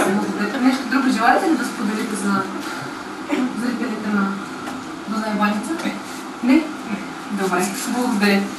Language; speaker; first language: Bulgarian; native; Bulgarian